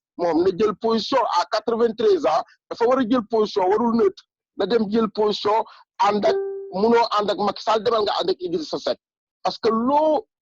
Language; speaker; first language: Wolof; non-native, local second language; Bambara